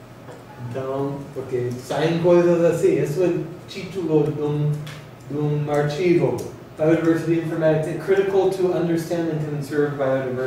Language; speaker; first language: Portuguese; non-native, fluent; English